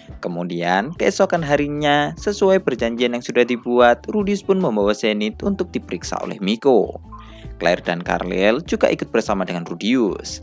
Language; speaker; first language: Indonesian; native; Indonesian